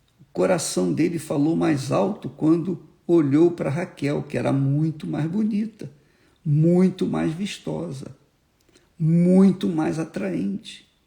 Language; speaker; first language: Portuguese; native; Portuguese